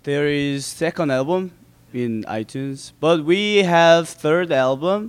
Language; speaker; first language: English; non-native, learner; Korean